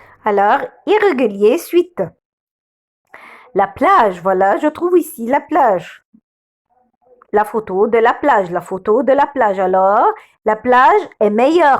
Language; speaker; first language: French; non-native, fluent; Arabic